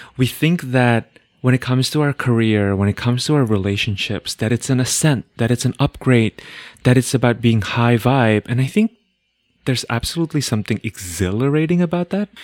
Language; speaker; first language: English; non-native, fluent; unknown